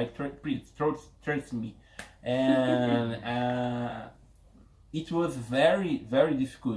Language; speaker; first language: English; non-native, learner; Portuguese